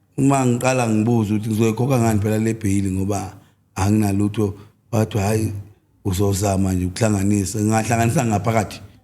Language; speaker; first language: Zulu; native; Zulu